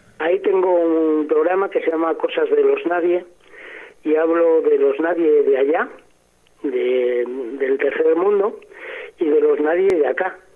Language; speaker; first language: Spanish; native; Spanish